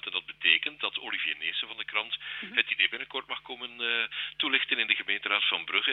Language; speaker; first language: Dutch; native; Dutch